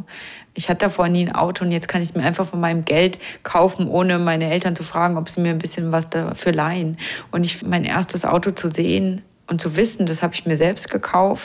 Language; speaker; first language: German; native; German